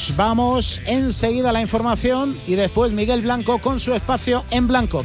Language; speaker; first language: Spanish; native; Spanish